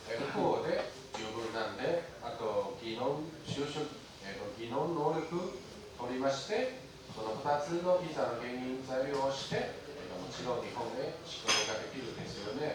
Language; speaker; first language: Japanese; non-native, learner; Chinese